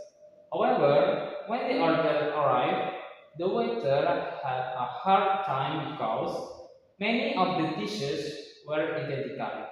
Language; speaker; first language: English; non-native, learner; Indonesian